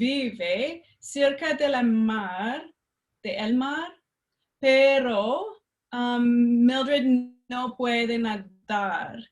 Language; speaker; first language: Spanish; non-native, learner; French